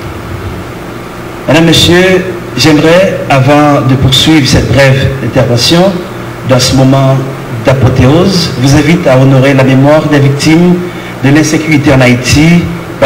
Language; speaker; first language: French; non-native, local second language; Haitian Creole